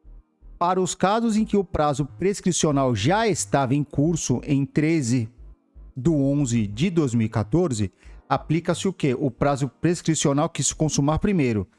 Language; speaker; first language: Portuguese; native; Portuguese